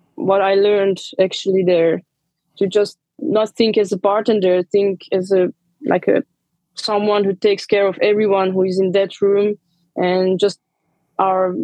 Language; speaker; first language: English; non-native, fluent; Romanian